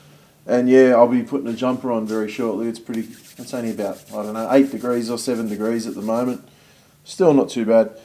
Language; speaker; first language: English; native; English